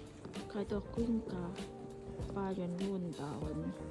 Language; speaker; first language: Finnish; non-native, learner; Filipino